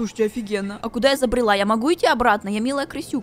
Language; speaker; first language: Russian; native; Russian